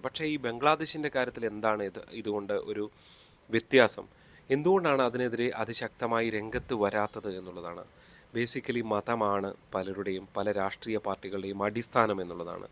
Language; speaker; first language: Malayalam; native; Malayalam